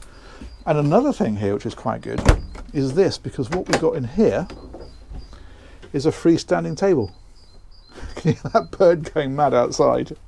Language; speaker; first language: English; native; English